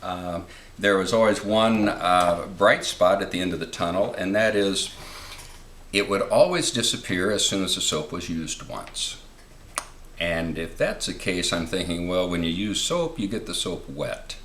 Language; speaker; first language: English; native; English